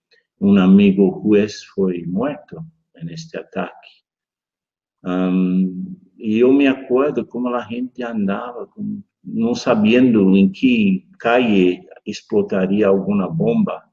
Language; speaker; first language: Spanish; non-native, fluent; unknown